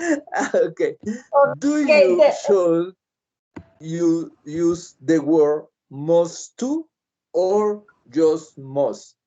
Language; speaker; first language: English; non-native, learner; Spanish